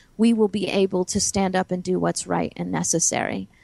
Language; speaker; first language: English; native; English